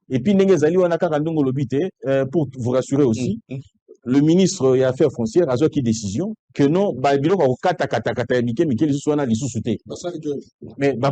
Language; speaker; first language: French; non-native, local second language; Lingala